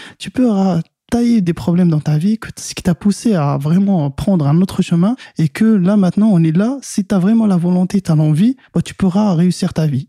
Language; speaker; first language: French; non-native, local second language; Arabic